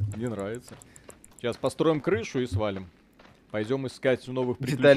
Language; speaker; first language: Russian; native; Russian